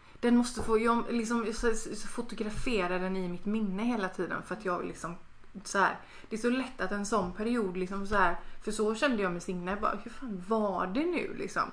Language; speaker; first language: Swedish; native; Swedish